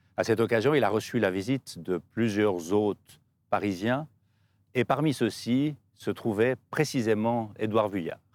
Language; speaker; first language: French; native; French